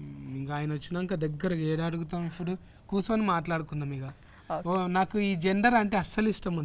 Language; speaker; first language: Telugu; native; Telugu